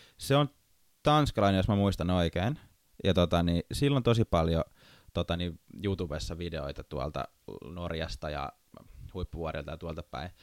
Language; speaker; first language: Finnish; native; Finnish